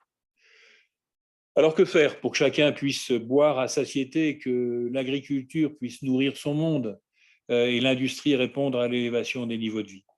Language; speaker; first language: French; native; French